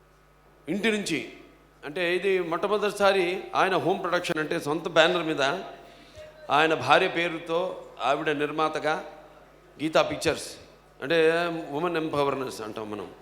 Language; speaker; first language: Telugu; native; Telugu